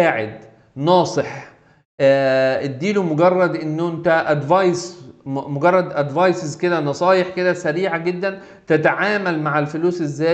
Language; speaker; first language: Arabic; native; Arabic